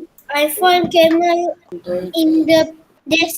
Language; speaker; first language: English; non-native, learner; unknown